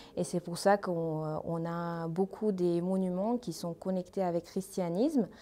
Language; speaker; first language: French; non-native, learner; Armenian